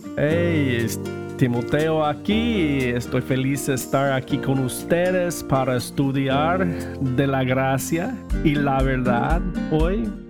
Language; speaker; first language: Spanish; non-native, learner; English